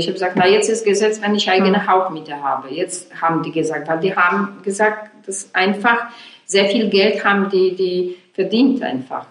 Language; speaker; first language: German; non-native, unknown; Polish